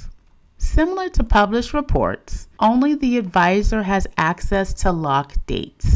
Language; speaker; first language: English; native; English